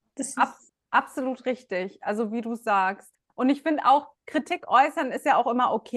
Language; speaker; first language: German; native; German